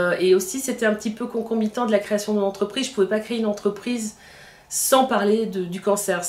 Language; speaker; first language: French; native; French